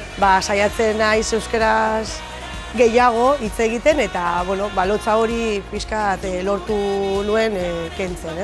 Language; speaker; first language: Basque; non-native, local second language; Spanish